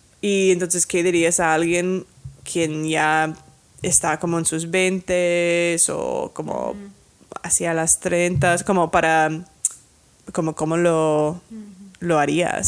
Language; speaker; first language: Spanish; non-native, fluent; English